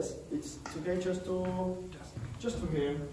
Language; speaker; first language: English; non-native, learner; French